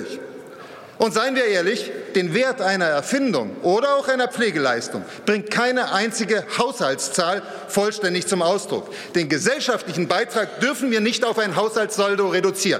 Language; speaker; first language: German; native; German